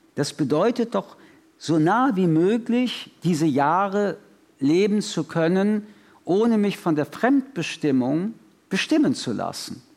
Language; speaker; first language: German; early bilingual, other home language; French